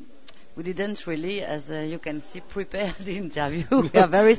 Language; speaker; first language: English; non-native, learner; French